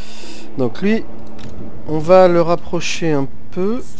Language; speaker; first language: French; native; French